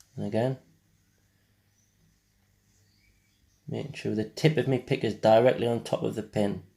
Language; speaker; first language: English; native; English